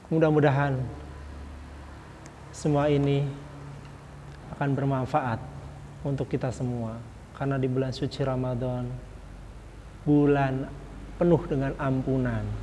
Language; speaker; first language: Indonesian; native; Indonesian